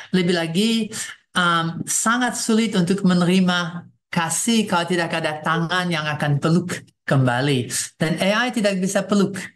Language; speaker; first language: Indonesian; non-native, fluent; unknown